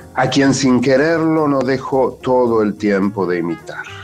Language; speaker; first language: Spanish; native; Spanish